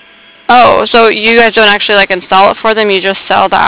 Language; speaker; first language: English; native; English